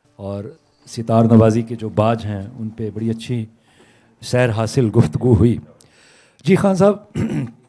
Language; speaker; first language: Urdu; native; Urdu